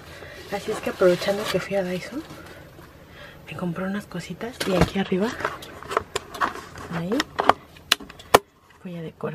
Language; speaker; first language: Spanish; native; Spanish